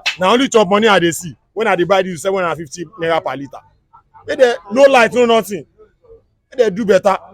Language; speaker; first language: Nigerian Pidgin; non-native, local second language; Yoruba